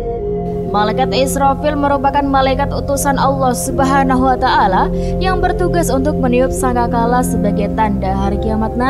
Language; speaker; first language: Indonesian; native; Indonesian